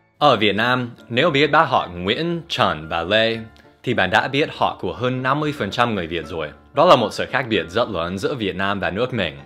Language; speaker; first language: Vietnamese; non-native, fluent; English